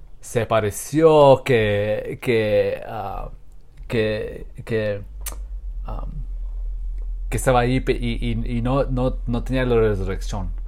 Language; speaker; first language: Spanish; non-native, learner; English